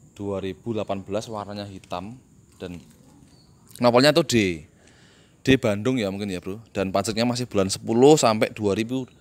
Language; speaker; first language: Indonesian; non-native, local second language; Javanese